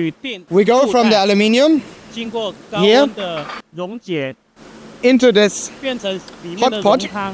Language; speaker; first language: English; non-native, fluent; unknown